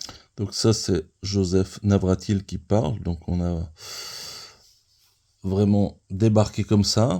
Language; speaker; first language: French; native; French